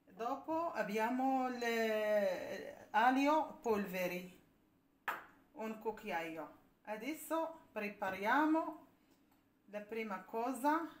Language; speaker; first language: Italian; non-native, learner; Arabic